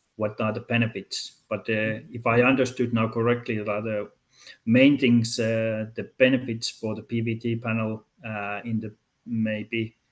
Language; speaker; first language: English; non-native, fluent; Finnish